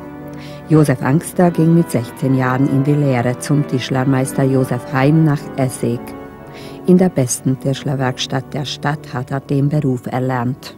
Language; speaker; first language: German; native; German